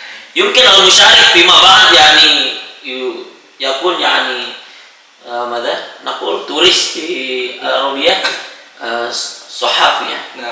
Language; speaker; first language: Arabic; non-native, fluent; Indonesian